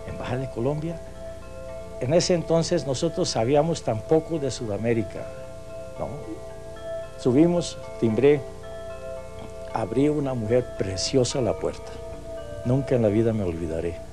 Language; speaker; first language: Spanish; non-native, fluent; Hungarian